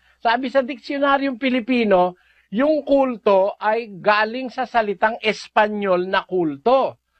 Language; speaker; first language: Filipino; native; Filipino